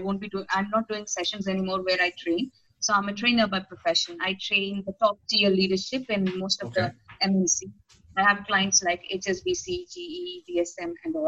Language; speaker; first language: English; non-native, local second language; Telugu